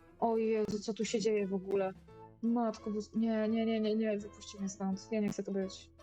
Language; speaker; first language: Polish; native; Polish